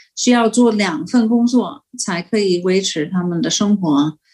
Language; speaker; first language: Chinese; non-native, fluent; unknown